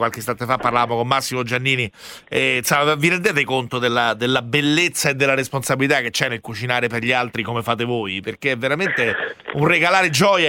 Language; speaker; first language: Italian; native; Italian